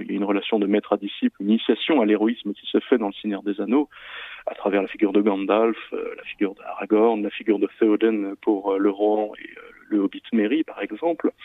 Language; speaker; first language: French; native; French